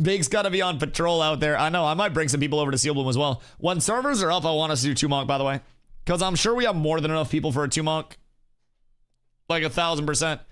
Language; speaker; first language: English; native; English